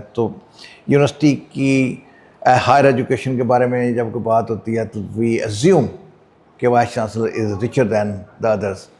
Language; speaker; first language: Urdu; native; Urdu